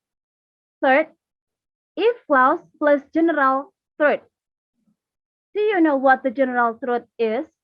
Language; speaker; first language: English; non-native, fluent; Indonesian